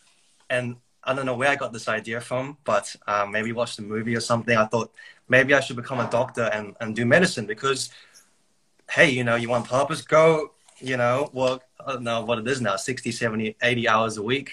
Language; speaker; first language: English; native; English